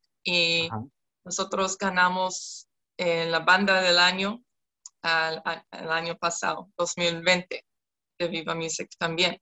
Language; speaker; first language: Spanish; non-native, fluent; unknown